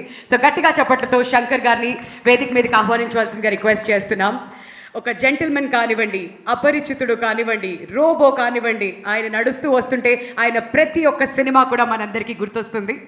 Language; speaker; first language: Telugu; native; Telugu